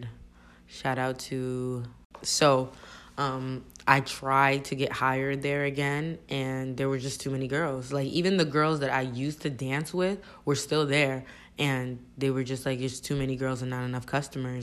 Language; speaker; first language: English; early bilingual, other home language; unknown